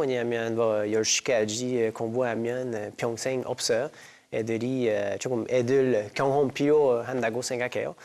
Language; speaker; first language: Korean; non-native, learner; English